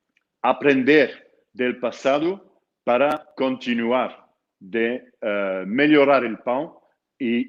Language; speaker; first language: Spanish; non-native, fluent; Dutch